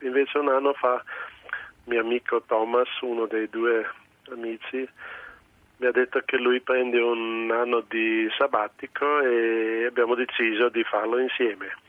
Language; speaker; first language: Italian; non-native, local second language; German